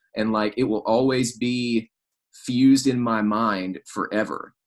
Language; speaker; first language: English; native; English